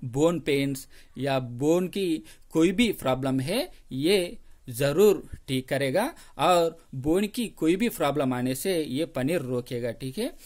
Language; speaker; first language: Hindi; non-native, local second language; Telugu